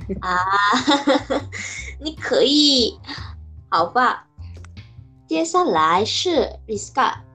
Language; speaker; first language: Chinese; non-native, learner; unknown